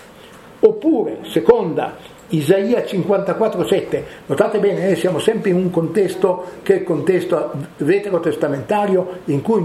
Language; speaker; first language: Italian; native; Italian